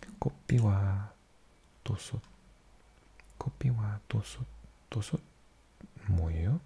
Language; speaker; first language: Korean; non-native, learner; English